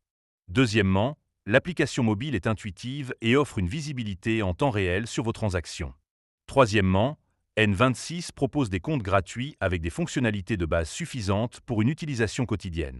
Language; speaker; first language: French; native; French